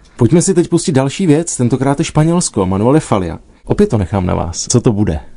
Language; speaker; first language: Czech; native; Czech